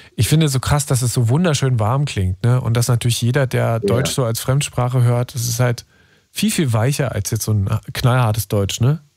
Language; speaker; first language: German; native; German